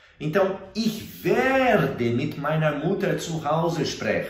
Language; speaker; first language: German; non-native, fluent; Portuguese